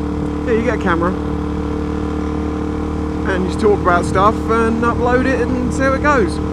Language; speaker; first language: English; native; English